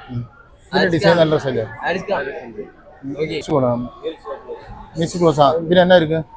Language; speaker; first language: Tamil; non-native, learner; Malayalam